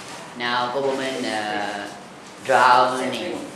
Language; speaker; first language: English; non-native, learner; Thai